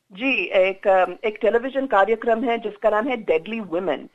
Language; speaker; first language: Hindi; non-native, fluent; Kannada